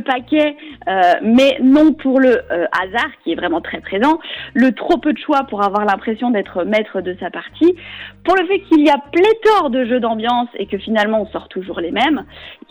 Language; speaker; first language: French; native; French